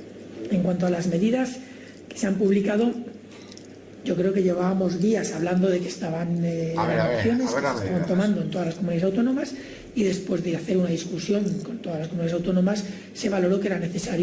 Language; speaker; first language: Spanish; native; Spanish